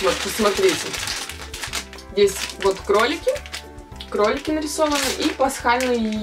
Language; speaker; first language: Russian; native; Russian